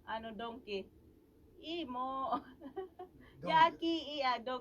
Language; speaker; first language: Japanese; non-native, fluent; Filipino